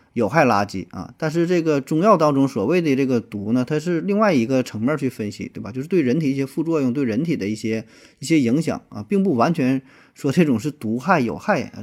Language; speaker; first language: Chinese; native; Chinese